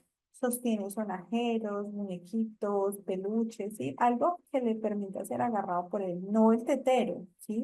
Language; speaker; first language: Spanish; native; Spanish